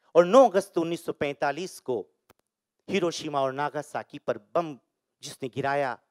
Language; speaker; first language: Hindi; native; Hindi